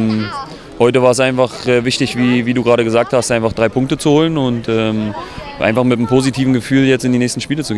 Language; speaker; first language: German; native; German